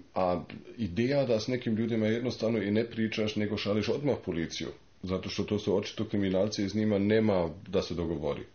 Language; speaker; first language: Croatian; non-native, fluent; German